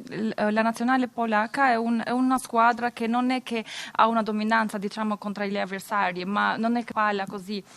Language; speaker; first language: Italian; non-native, fluent; Albanian